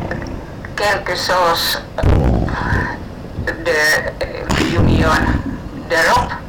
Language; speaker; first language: French; non-native, learner; Finnish